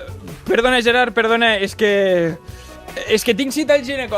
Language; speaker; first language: Catalan; native; Catalan